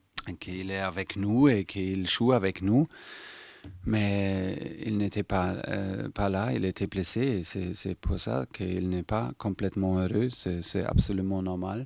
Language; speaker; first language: French; non-native, fluent; German